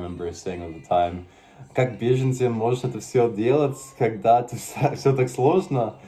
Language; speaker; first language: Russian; non-native, learner; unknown